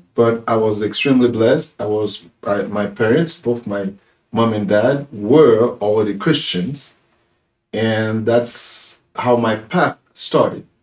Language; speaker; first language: English; non-native, fluent; Haitian Creole